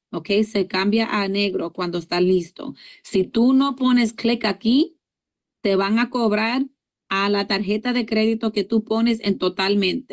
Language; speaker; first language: Spanish; early bilingual, heritage; English